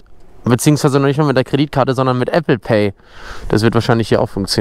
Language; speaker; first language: German; native; German